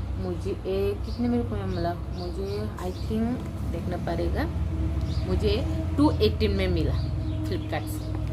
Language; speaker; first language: Hindi; non-native, local second language; Kok Borok